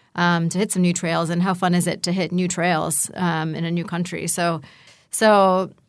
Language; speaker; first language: English; native; English